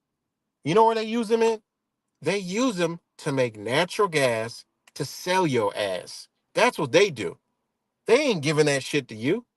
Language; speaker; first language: English; native; English